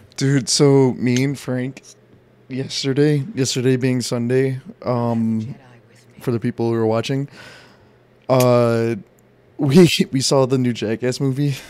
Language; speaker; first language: English; native; English